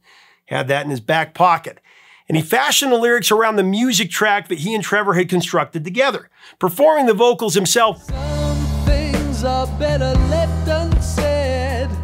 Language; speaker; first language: English; native; English